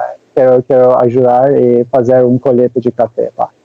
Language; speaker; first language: Portuguese; non-native, learner; Turkish